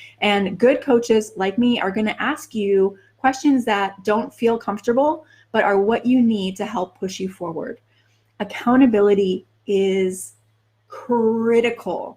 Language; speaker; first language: English; native; English